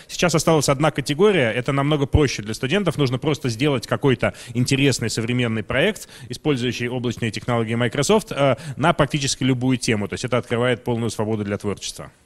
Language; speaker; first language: Russian; native; Russian